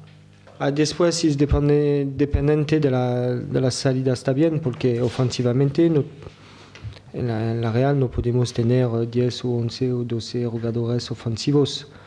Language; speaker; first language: Spanish; non-native, learner; French